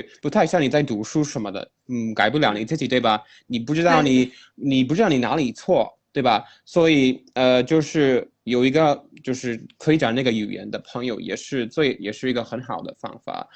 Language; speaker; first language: Chinese; non-native, fluent; English